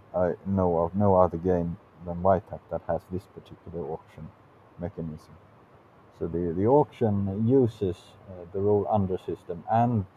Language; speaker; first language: English; non-native, fluent; Swedish